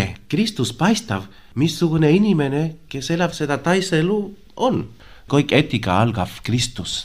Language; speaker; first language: Estonian; non-native, learner; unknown